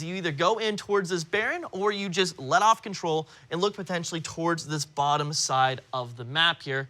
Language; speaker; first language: English; native; English